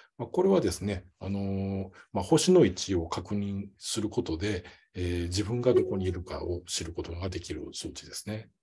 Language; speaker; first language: Japanese; native; Japanese